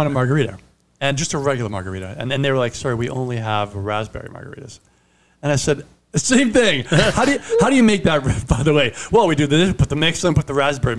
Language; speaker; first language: English; non-native, fluent; Italian